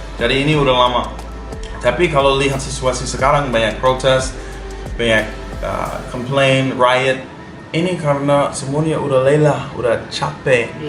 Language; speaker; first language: Indonesian; non-native, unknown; English